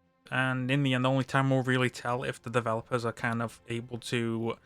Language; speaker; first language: English; native; English